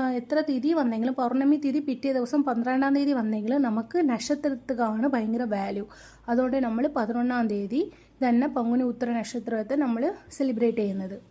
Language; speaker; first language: Malayalam; non-native, local second language; Tamil